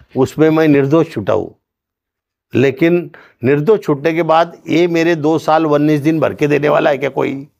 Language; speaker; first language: Hindi; non-native, local second language; Marathi